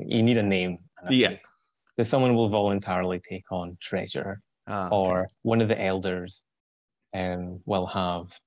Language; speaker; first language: English; native; English